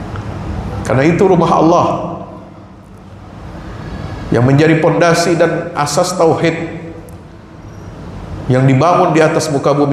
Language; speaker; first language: Indonesian; native; Indonesian